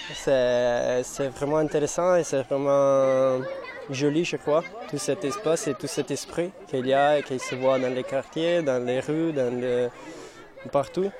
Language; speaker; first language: French; non-native, fluent; Italian